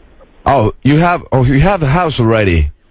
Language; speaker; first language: English; non-native, fluent; Lithuanian